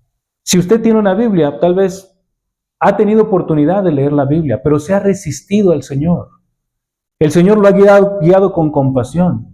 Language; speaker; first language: Spanish; native; Spanish